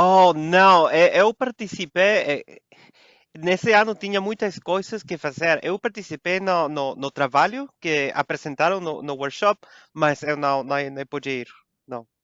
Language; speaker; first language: Portuguese; non-native, fluent; Spanish